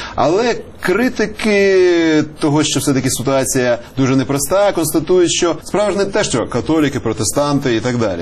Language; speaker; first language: Ukrainian; native; Ukrainian